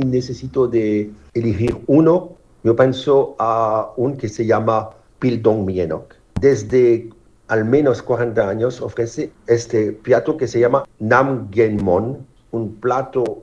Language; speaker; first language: Spanish; non-native, learner; French